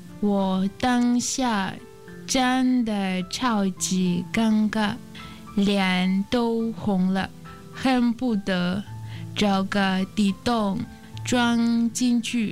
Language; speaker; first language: Chinese; non-native, learner; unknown